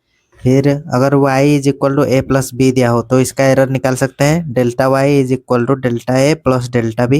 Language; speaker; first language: Hindi; native; Hindi